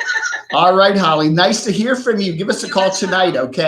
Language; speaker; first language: English; native; English